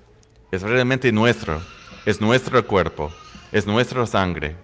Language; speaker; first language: Spanish; non-native, fluent; English